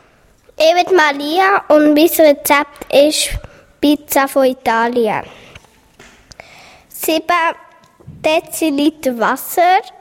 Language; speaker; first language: German; native; German